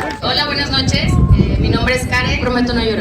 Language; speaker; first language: Spanish; native; Spanish